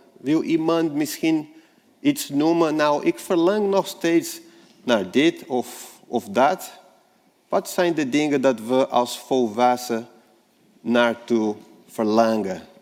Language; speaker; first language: Dutch; non-native, fluent; Portuguese